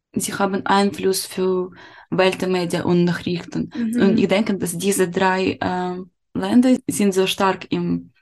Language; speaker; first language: German; non-native, learner; Ukrainian